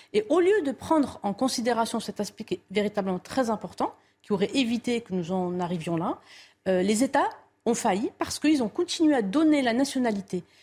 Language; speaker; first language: French; non-native, local second language; Arabic